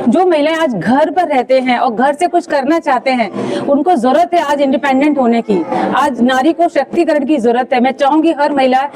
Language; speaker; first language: Hindi; native; Hindi